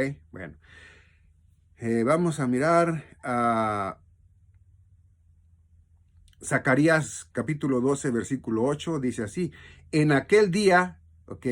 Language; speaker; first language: Spanish; native; Spanish